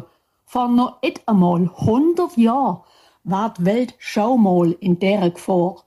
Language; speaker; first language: German; native; German